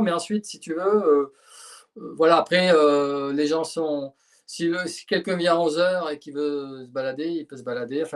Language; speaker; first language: French; native; French